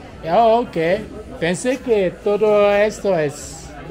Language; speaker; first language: Spanish; non-native, learner; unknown